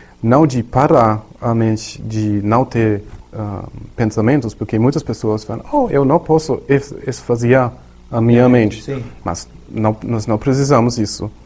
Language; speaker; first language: Portuguese; non-native, learner; German